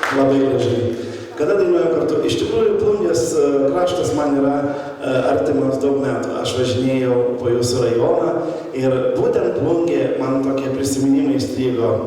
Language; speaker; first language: Lithuanian; native; Lithuanian